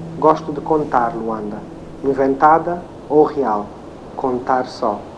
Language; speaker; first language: Portuguese; native; Portuguese